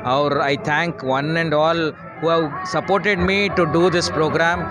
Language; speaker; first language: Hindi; non-native, local second language; Kannada